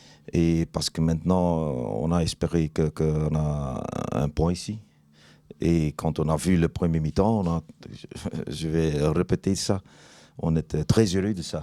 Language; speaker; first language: French; non-native, learner; Dutch